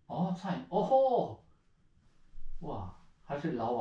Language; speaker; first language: Chinese; non-native, learner; Japanese